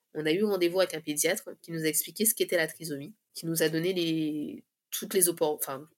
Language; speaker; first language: French; native; French